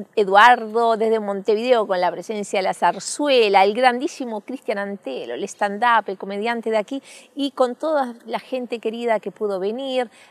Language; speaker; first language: Spanish; native; Spanish